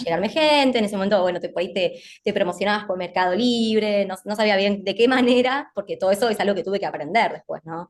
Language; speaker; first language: Spanish; native; Spanish